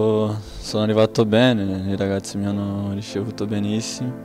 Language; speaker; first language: Italian; non-native, fluent; Portuguese